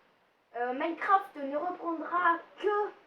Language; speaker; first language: French; native; French